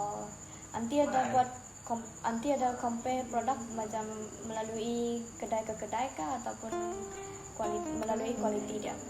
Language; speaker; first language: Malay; non-native, local second language; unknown